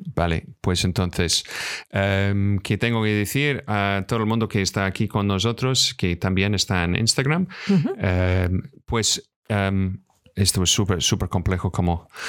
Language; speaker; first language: Spanish; non-native, fluent; English